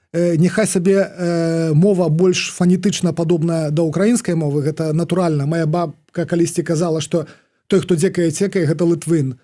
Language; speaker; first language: Belarusian; non-native, local second language; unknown